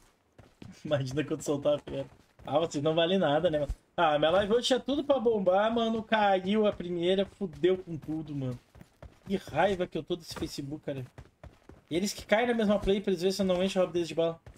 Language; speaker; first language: Portuguese; native; Portuguese